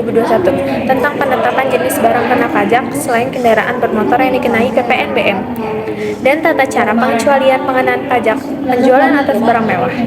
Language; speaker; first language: Indonesian; native; Indonesian